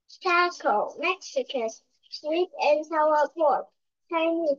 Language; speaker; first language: English; non-native, learner; Vietnamese